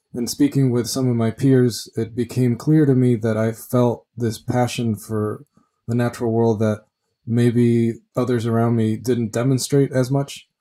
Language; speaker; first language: English; early bilingual, other home language; Spanish